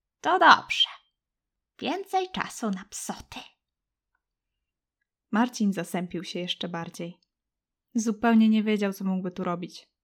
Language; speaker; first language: Polish; native; Polish